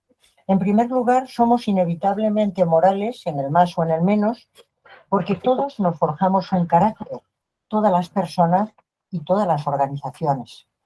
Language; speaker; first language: Spanish; native; Spanish